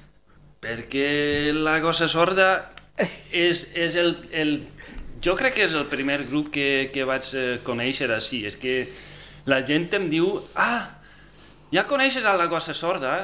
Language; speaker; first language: Catalan; non-native, fluent; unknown